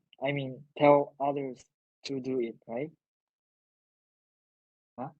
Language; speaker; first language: English; non-native, learner; Japanese